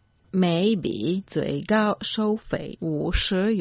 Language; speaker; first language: Chinese; non-native, fluent; Croatian